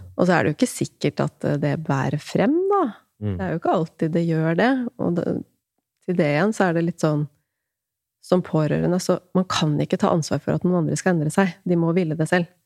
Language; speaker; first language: Norwegian; native; Norwegian